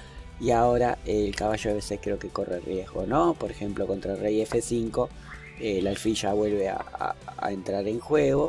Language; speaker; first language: Spanish; native; Spanish